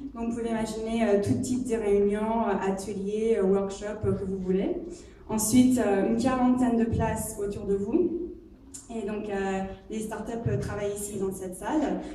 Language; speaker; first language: French; non-native, fluent; English